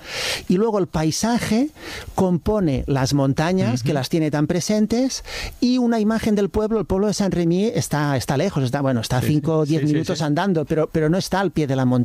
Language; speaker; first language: Spanish; native; Spanish